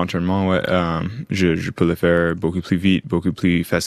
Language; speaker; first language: French; non-native, fluent; English